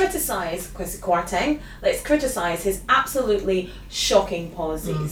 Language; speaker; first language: English; native; English